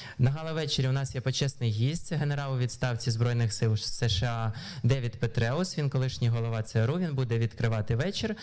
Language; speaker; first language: Ukrainian; native; Ukrainian